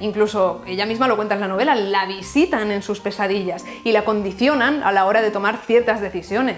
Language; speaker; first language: Spanish; native; Spanish